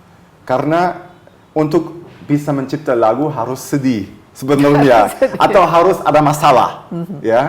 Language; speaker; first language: Indonesian; early bilingual, heritage; German